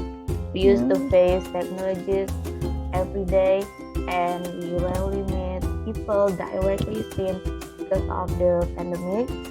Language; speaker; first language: English; non-native, learner; Indonesian